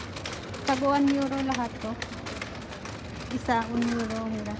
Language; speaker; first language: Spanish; non-native, learner; Filipino